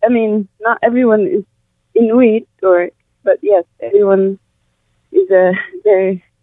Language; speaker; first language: English; non-native, fluent; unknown